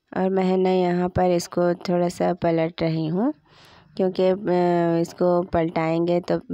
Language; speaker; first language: Hindi; native; Hindi